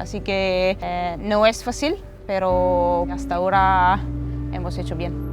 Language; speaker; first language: Spanish; non-native, fluent; Italian